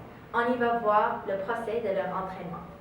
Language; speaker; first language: French; non-native, learner; English